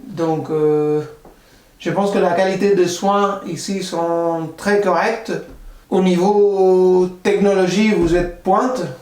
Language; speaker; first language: French; non-native, fluent; Spanish